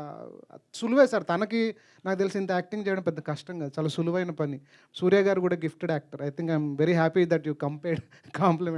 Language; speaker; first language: Telugu; native; Telugu